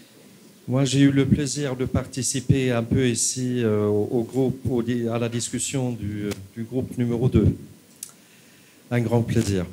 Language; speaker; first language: French; non-native, fluent; Swedish